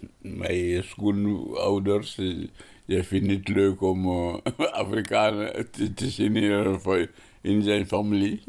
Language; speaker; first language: Dutch; non-native, learner; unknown